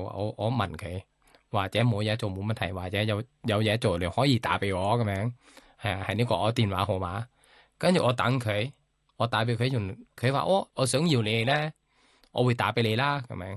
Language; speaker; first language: Cantonese; non-native, learner; Thai